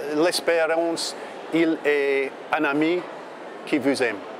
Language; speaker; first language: French; non-native, learner; English